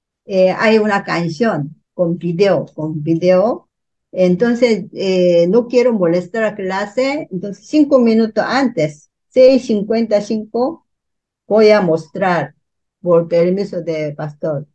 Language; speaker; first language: Spanish; non-native, learner; Korean